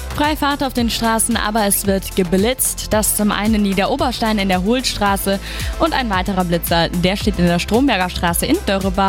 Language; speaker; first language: German; native; German